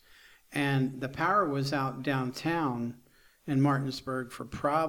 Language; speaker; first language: English; native; English